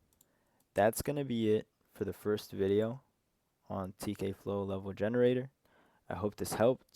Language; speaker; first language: English; native; English